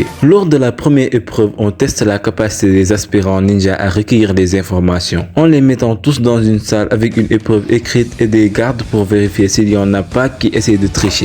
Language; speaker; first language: French; native; French